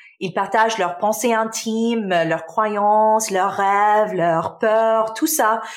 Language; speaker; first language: French; non-native, local second language; Arabic